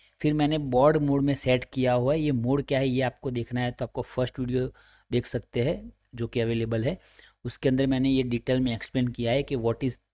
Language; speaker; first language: Hindi; native; Hindi